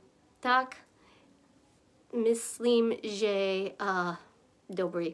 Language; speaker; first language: Czech; non-native, learner; English